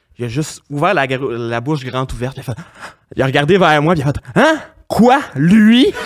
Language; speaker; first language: French; native; French